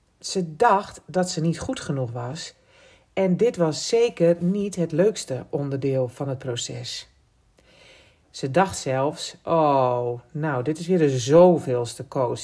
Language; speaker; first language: Dutch; native; Dutch